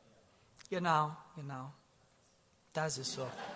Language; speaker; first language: German; non-native, learner; Italian